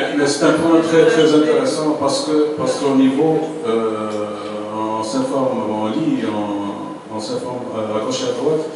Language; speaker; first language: French; non-native, local second language; Arabic